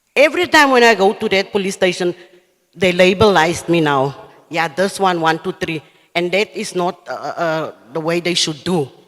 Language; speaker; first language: English; non-native, local second language; Afrikaans